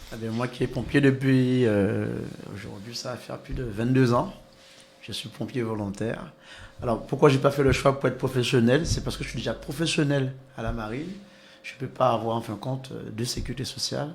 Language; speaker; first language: French; native; French